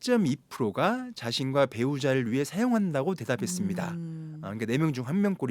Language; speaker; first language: Korean; native; Korean